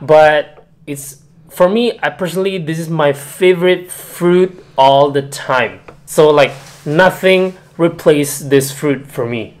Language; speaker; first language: English; non-native, fluent; Indonesian